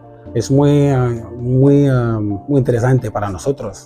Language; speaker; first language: Spanish; non-native, fluent; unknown